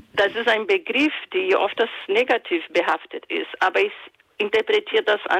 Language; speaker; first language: German; non-native, fluent; Portuguese